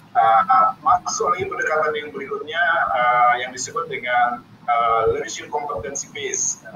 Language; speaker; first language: Indonesian; native; Indonesian